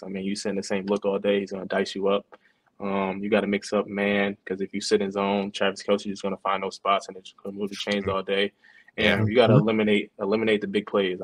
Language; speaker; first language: English; native; English